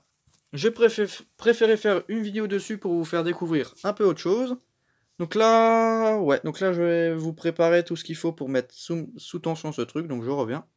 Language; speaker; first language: French; native; French